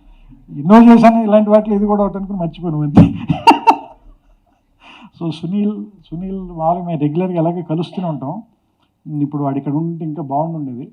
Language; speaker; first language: Telugu; native; Telugu